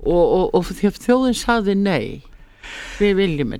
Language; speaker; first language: Icelandic; native; Icelandic